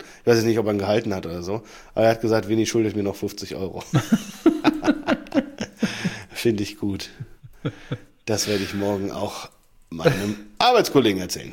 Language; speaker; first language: German; native; German